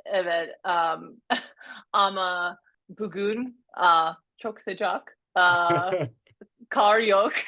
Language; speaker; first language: Turkish; non-native, learner; English